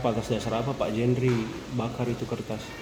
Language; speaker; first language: Indonesian; native; Indonesian